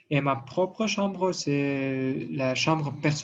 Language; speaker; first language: French; non-native, learner; Russian